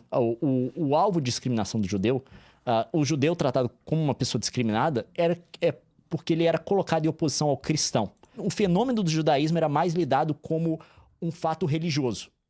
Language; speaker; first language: Portuguese; native; Portuguese